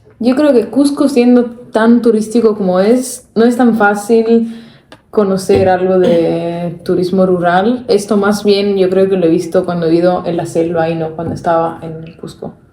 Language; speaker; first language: Spanish; non-native, fluent; Italian